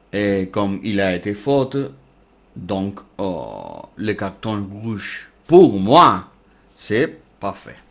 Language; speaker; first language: French; non-native, learner; Spanish